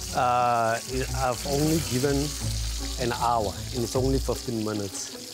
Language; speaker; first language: English; non-native, local second language; Southern Sotho